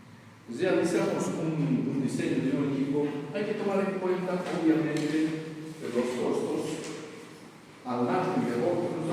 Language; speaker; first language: Spanish; native; Spanish